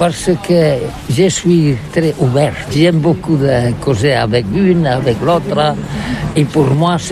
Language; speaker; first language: French; non-native, learner; Catalan